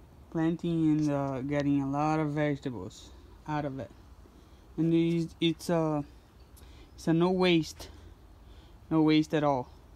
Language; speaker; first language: English; non-native, fluent; Portuguese